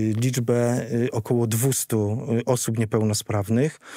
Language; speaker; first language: Polish; native; Polish